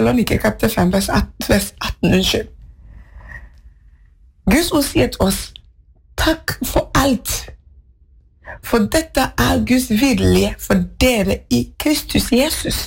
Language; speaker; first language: Norwegian; non-native, fluent; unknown